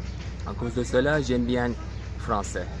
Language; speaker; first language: French; non-native, fluent; Turkish